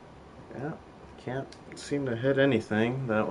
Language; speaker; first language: English; native; English